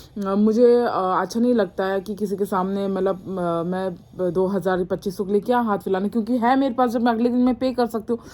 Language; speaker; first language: Hindi; non-native, local second language; Mizo